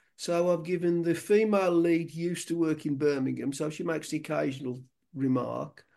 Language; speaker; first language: English; native; English